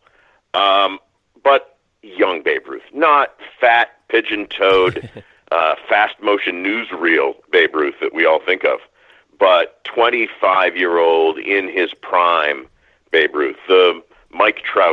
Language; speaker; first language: English; native; English